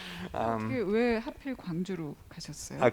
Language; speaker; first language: Korean; native; Korean